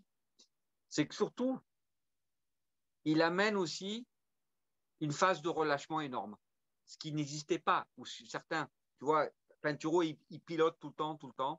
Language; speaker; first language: French; native; French